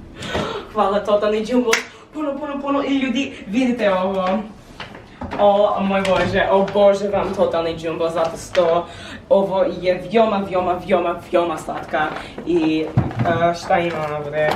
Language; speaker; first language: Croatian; non-native, learner; English